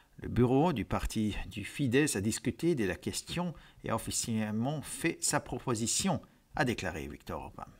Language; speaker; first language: French; non-native, fluent; Hungarian